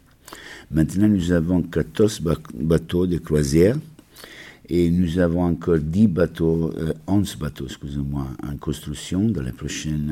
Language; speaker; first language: French; non-native, learner; Italian